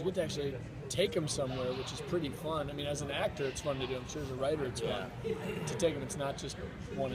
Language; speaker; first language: English; native; English